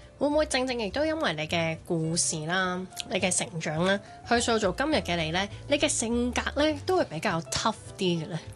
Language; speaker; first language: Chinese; non-native, local second language; Cantonese